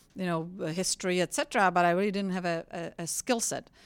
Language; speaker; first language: English; non-native, fluent; Czech